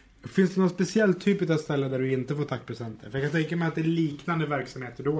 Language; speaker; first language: Swedish; native; Swedish